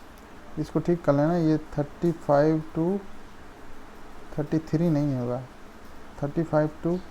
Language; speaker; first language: Hindi; native; Hindi